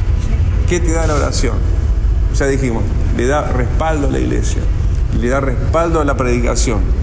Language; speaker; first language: Spanish; native; Spanish